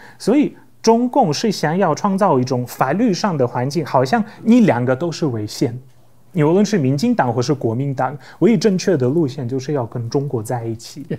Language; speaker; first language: Chinese; non-native, fluent; Polish